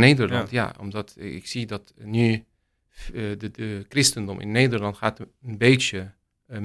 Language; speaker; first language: Dutch; non-native, learner; Arabic